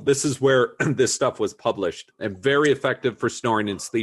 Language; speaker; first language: English; native; English